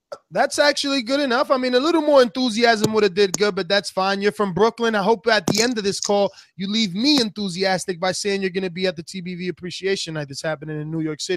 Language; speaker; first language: English; early bilingual, other home language; Spanish